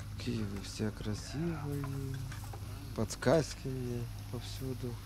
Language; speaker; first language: Russian; non-native, fluent; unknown